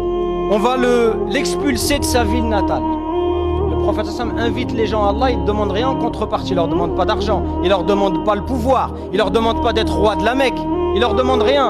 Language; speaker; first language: French; native; French